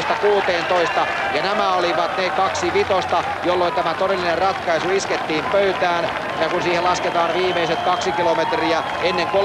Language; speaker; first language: Finnish; native; Finnish